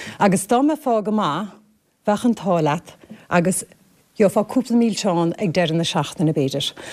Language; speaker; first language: Irish; native; Irish